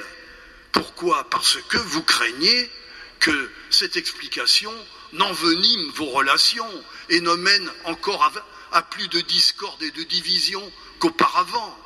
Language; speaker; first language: French; native; French